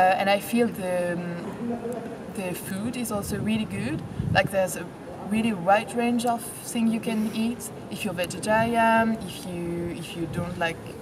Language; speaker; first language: English; non-native, fluent; French